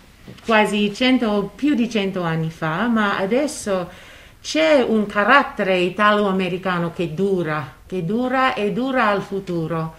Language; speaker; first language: Italian; non-native, fluent; English